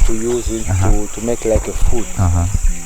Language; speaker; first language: English; non-native, learner; Sango